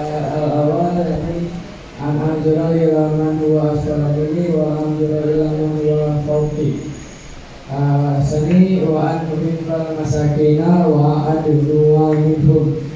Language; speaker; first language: Arabic; non-native, learner; Indonesian